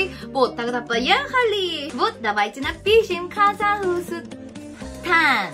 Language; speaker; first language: Russian; non-native, fluent; Korean